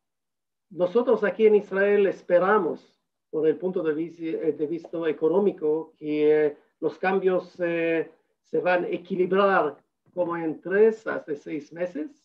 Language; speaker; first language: Spanish; non-native, fluent; Hebrew